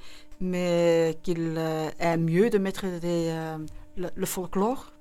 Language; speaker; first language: French; non-native, local second language; Dutch